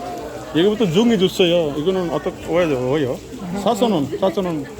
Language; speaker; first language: Korean; non-native, learner; Bangla